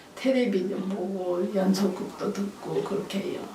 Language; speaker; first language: Korean; native; Korean